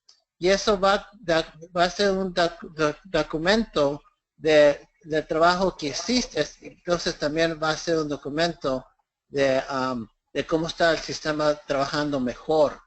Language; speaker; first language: Spanish; early bilingual, heritage; English